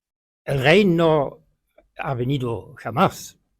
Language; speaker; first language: Spanish; non-native, fluent; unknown